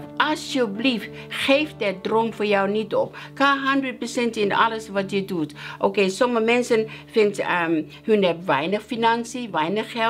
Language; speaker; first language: Dutch; non-native, learner; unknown